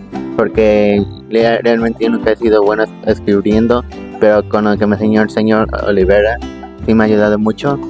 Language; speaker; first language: Spanish; early bilingual, heritage; Spanish